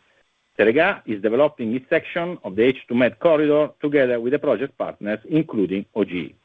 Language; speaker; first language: English; non-native, fluent; Italian